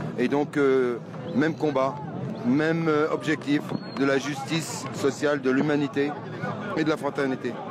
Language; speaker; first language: French; early bilingual, other home language; Arabic